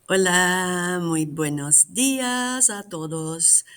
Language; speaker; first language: Spanish; non-native, fluent; English